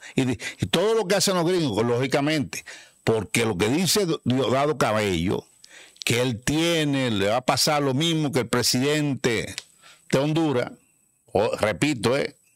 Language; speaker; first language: Spanish; native; Spanish